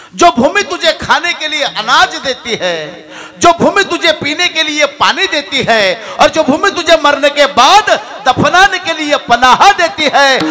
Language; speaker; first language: Hindi; non-native, local second language; Marathi